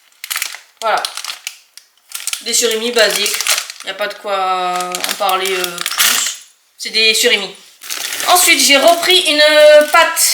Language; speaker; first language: French; native; French